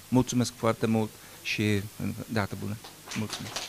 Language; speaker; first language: Romanian; non-native, learner; Czech